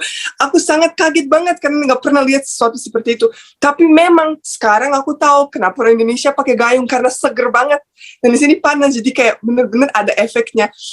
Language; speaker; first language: Indonesian; non-native, fluent; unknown